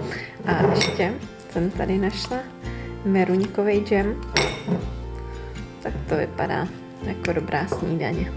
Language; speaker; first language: Czech; native; Czech